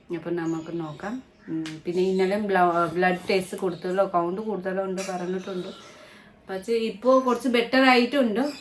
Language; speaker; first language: Malayalam; native; Malayalam